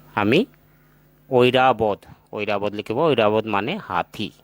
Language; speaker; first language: Hindi; non-native, local second language; Assamese